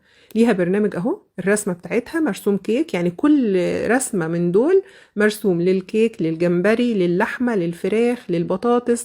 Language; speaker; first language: Arabic; native; Arabic